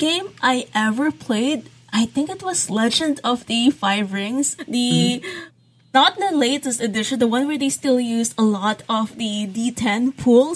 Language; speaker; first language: English; non-native, local second language; Filipino